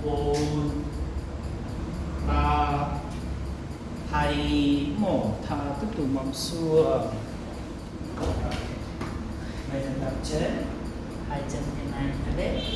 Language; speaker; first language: Vietnamese; non-native, learner; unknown